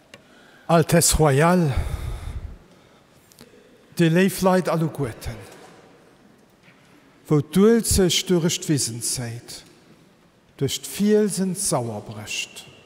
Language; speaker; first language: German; non-native, local second language; Luxembourgish